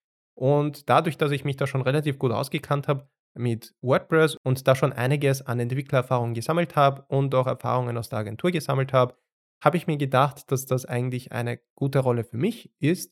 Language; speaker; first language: German; native; German